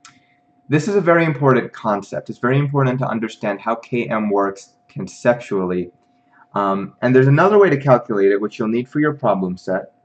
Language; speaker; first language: English; native; English